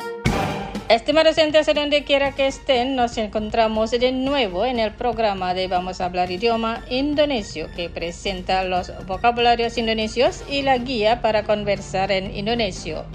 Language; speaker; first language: Spanish; non-native, fluent; Indonesian